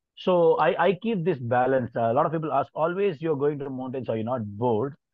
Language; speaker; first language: English; non-native, local second language; Tamil